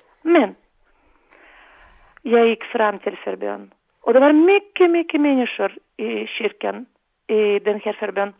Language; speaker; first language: Swedish; non-native, fluent; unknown